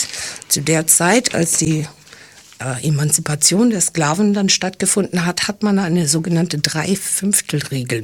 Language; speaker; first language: German; early bilingual, heritage; English